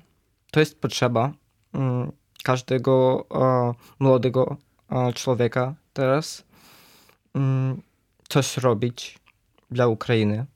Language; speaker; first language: Polish; non-native, learner; Ukrainian